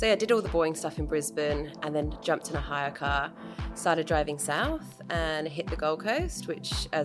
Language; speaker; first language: English; native; English